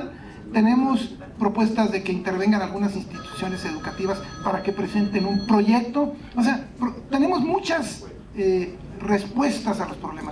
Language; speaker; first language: Spanish; native; Spanish